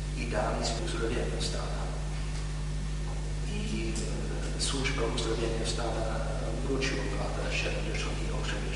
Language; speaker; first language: Polish; non-native, learner; English